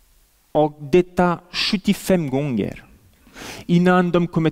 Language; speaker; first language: Swedish; non-native, fluent; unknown